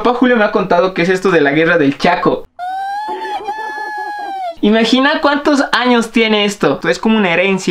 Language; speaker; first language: Spanish; native; Spanish